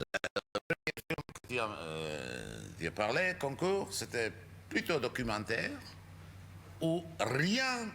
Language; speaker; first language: French; non-native, fluent; Czech